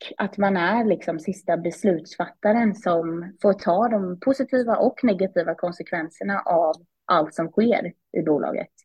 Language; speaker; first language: Swedish; native; Swedish